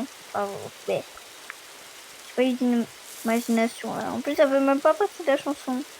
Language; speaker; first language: French; native; French